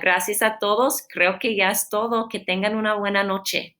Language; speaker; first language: Spanish; non-native, fluent; English